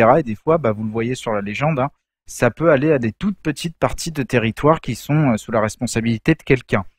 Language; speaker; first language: French; native; French